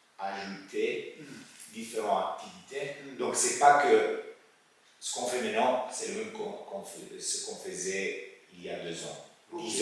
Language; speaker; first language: French; non-native, fluent; Italian